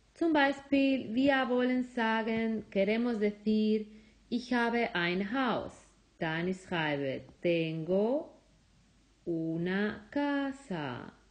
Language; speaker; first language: German; non-native, fluent; Spanish